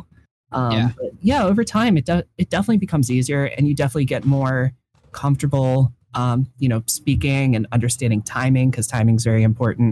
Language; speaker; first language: English; native; English